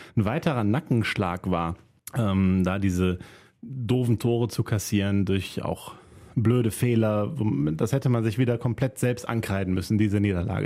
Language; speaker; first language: German; native; German